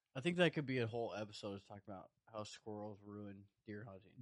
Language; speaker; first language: English; native; English